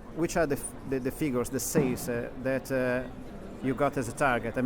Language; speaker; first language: English; non-native, fluent; Italian